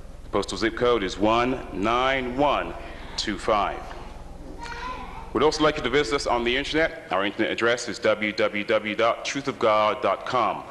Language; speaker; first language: English; native; English